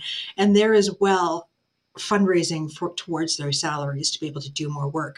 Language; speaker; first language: English; native; English